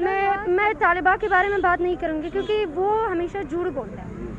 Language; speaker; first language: Hindi; non-native, fluent; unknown